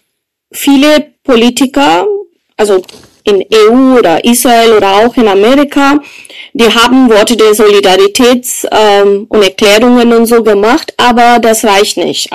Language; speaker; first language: German; non-native, fluent; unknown